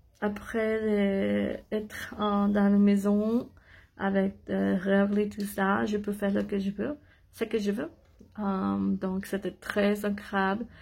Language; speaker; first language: French; non-native, learner; English